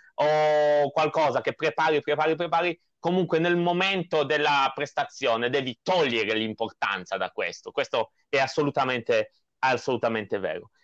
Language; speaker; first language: Italian; non-native, fluent; Polish